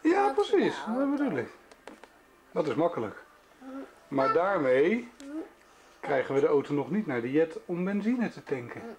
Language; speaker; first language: Dutch; native; Dutch